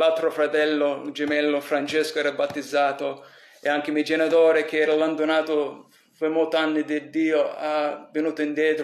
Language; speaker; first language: Italian; early bilingual, heritage; English